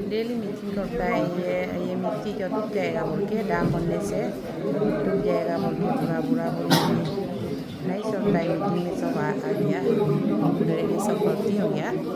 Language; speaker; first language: Hindi; non-native, local second language; Adi